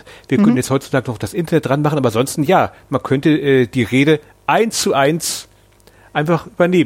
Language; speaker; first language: German; native; German